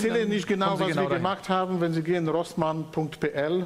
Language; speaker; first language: German; non-native, fluent; Polish